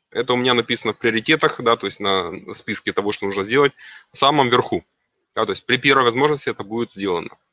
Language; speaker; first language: Russian; native; Russian